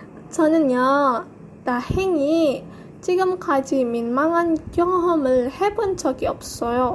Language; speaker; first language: Korean; non-native, learner; Indonesian